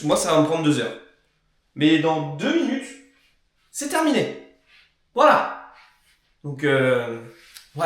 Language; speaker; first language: French; native; French